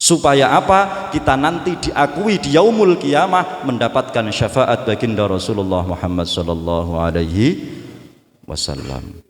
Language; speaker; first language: Indonesian; non-native, local second language; Javanese